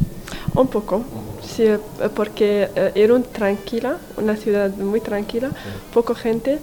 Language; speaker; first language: Spanish; non-native, learner; Arabic